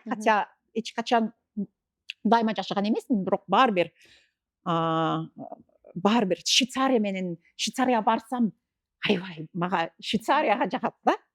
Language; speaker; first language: Kyrgyz; non-native, fluent; English